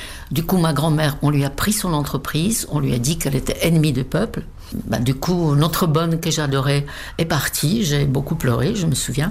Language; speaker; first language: French; non-native, fluent; Czech